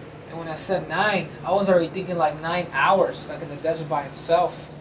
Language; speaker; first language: English; early bilingual, other home language; Spanish